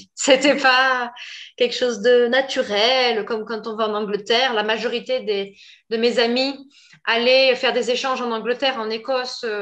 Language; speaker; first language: French; native; French